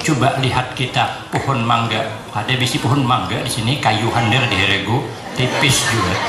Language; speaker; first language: Indonesian; non-native, local second language; Banjar